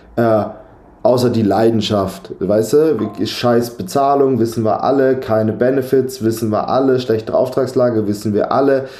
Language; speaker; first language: German; native; German